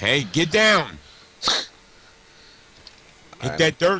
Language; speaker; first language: English; native; English